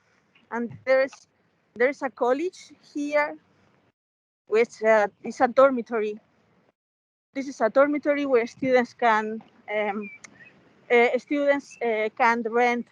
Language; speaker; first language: English; non-native, fluent; Spanish